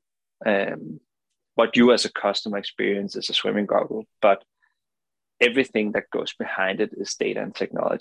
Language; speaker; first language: English; non-native, fluent; Danish